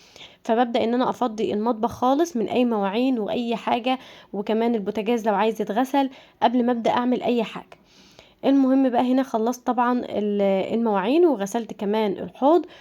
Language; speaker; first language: Arabic; native; Arabic